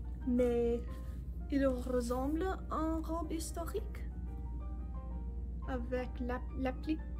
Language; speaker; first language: French; non-native, learner; English